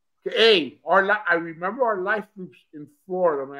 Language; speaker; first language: English; early bilingual, other home language; Spanish